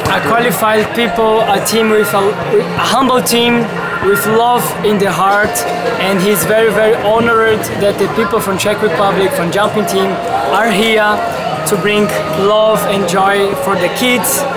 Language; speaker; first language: English; non-native, fluent; Portuguese